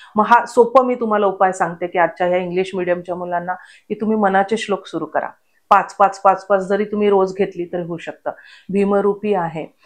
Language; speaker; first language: Marathi; native; Marathi